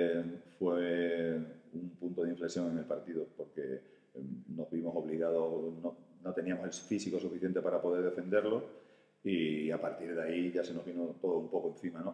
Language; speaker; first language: Spanish; native; Spanish